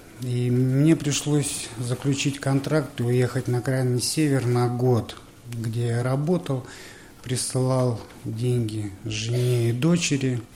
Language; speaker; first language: Russian; native; Russian